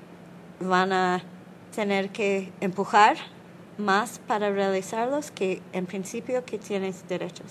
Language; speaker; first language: Spanish; non-native, learner; English